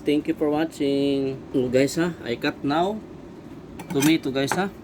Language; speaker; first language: English; non-native, learner; Filipino